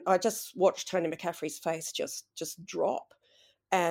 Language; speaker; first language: English; native; English